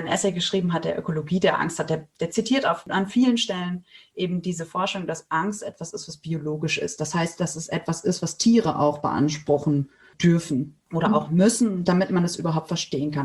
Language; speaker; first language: German; native; German